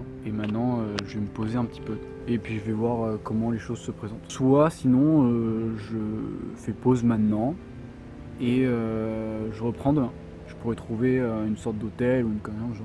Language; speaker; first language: French; native; French